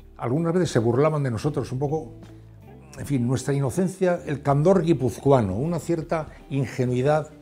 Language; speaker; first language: Spanish; native; Spanish